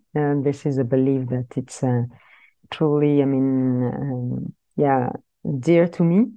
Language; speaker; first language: English; non-native, fluent; French